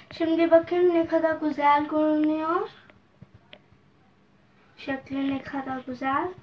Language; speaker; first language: Turkish; non-native, learner; Urdu